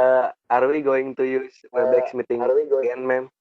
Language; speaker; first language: English; non-native, learner; Indonesian